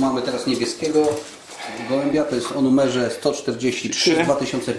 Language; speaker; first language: Polish; native; Polish